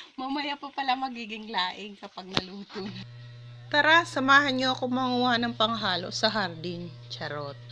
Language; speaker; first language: Filipino; non-native, local second language; Waray